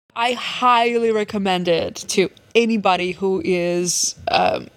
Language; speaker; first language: English; early bilingual, other home language; Russian